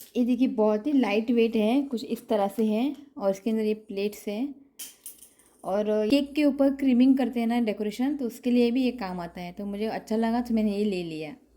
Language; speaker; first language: Hindi; non-native, local second language; Konkani